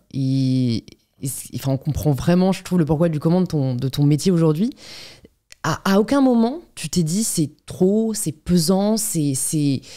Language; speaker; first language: French; native; French